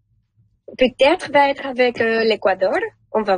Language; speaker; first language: French; non-native, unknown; Spanish